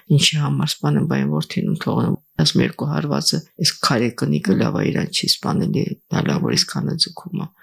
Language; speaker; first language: Armenian; native; Armenian